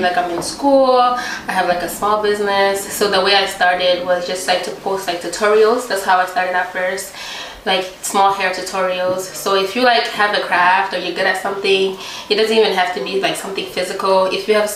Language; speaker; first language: English; early bilingual, other home language; Rundi